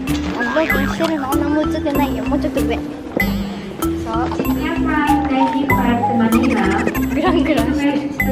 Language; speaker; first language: Japanese; early bilingual, other home language; Filipino